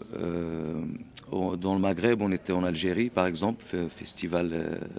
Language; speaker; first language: French; non-native, local second language; Arabic